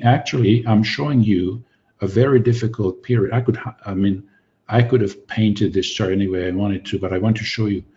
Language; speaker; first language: English; non-native, fluent; Hungarian